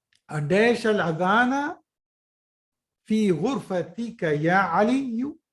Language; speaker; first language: Arabic; non-native, fluent; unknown